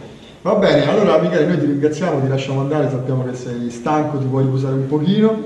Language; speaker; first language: Italian; native; Italian